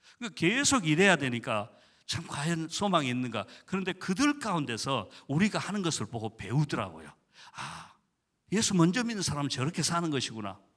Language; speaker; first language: Korean; native; Korean